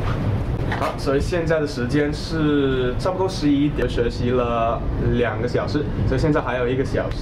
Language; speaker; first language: Chinese; non-native, fluent; English